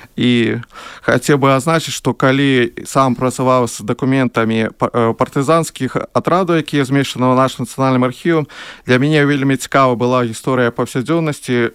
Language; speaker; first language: Belarusian; native; Belarusian